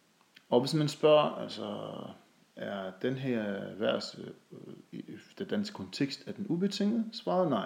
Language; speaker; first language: Danish; non-native, fluent; Arabic